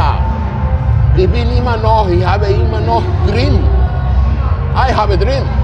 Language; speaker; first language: German; non-native, fluent; Italian